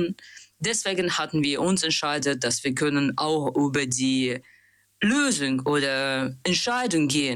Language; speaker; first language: German; non-native, learner; Russian